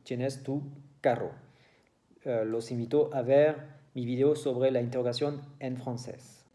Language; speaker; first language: Spanish; non-native, learner; French